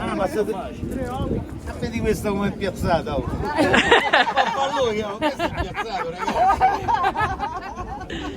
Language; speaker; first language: Italian; native; Italian